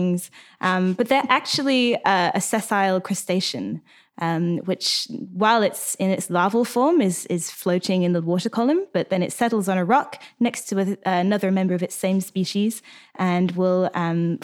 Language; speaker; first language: English; native; English